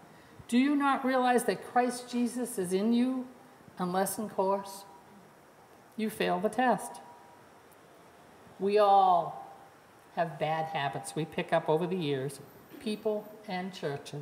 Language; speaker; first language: English; native; English